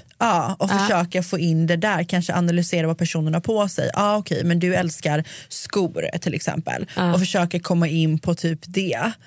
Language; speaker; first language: Swedish; native; Swedish